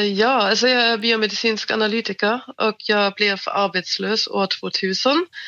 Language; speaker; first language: Swedish; non-native, fluent; German